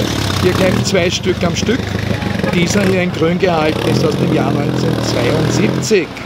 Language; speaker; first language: German; native; German